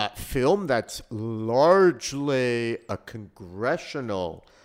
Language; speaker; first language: English; native; English